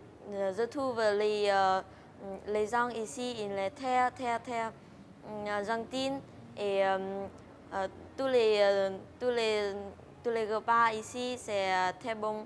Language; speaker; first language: French; non-native, learner; Vietnamese